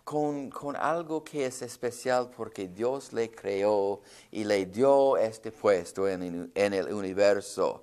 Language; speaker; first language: Spanish; non-native, fluent; English